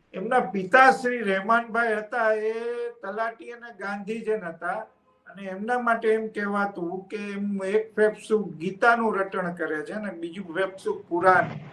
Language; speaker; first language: Gujarati; native; Gujarati